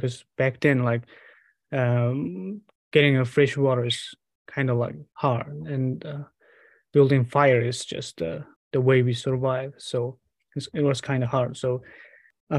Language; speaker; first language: English; non-native, fluent; Mongolian